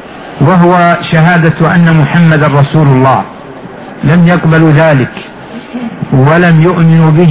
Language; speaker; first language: Arabic; native; Arabic